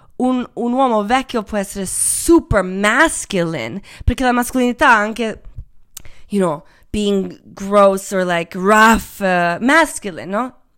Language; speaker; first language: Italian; non-native, fluent; Croatian